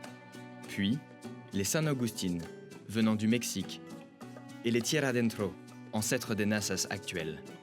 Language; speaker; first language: French; native; French